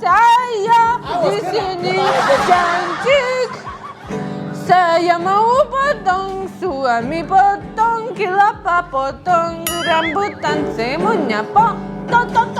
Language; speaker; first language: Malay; non-native, learner; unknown